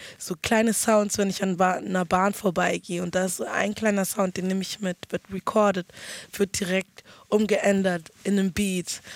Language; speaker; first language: German; early bilingual, other home language; Akan